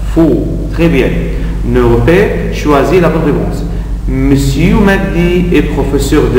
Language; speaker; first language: French; non-native, fluent; Arabic